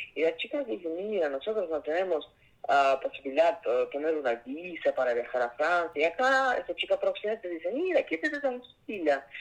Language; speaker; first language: Spanish; non-native, learner; Russian